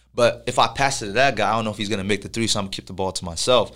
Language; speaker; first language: English; non-native, local second language; Yoruba